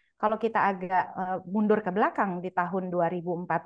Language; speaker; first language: Indonesian; native; Indonesian